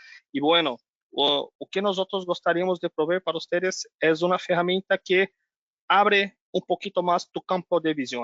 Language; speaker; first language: Spanish; non-native, learner; Portuguese